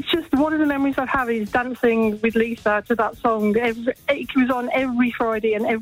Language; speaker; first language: English; native; English